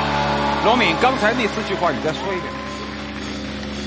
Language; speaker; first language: Chinese; native; Chinese